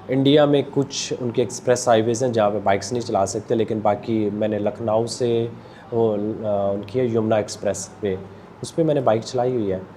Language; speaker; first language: Urdu; non-native, local second language; Punjabi